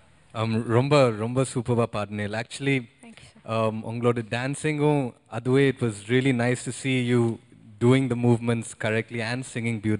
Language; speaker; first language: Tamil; early bilingual, heritage; Tamil